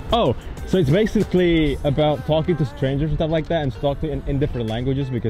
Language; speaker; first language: English; non-native, fluent; Indonesian